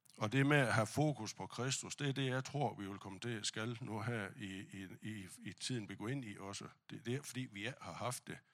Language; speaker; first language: Danish; non-native, fluent; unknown